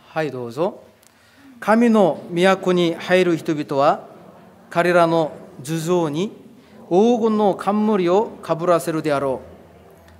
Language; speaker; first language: Japanese; non-native, fluent; Korean